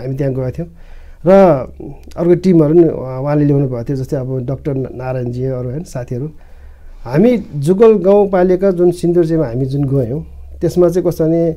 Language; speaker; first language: Nepali; non-native, local second language; Eastern Tamang